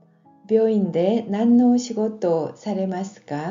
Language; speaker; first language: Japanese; non-native, fluent; Korean